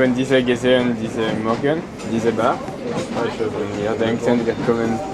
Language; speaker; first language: German; non-native, learner; French